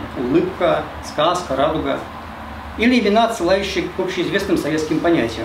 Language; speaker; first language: Russian; native; Russian